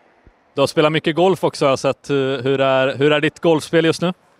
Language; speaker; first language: Swedish; native; Swedish